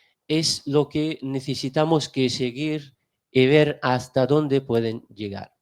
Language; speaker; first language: Spanish; non-native, fluent; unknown